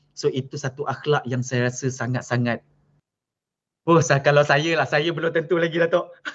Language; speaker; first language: Malay; native; Malay